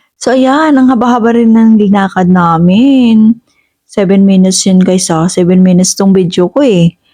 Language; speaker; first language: Filipino; non-native, local second language; Hiligaynon